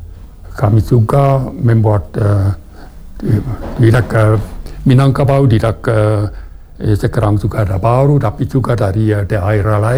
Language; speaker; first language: Indonesian; non-native, fluent; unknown